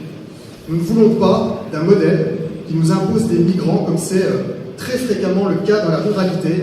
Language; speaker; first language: French; native; French